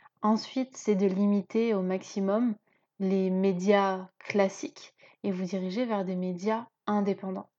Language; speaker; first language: French; native; French